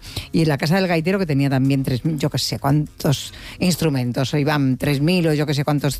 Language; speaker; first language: Spanish; native; Spanish